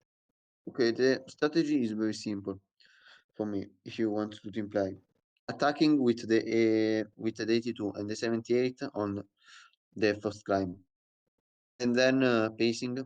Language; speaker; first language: English; non-native, learner; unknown